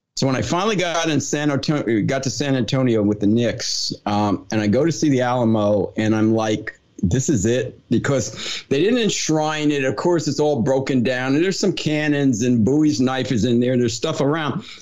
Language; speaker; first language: English; native; English